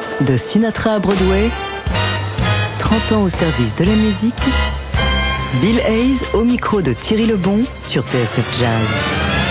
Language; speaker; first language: French; native; French